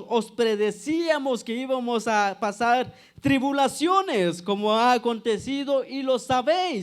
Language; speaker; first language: Spanish; native; Spanish